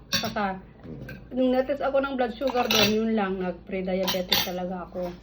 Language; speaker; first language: Filipino; non-native, local second language; Iloko